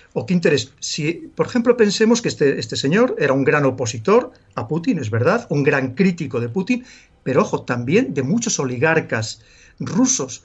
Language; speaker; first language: Spanish; native; Spanish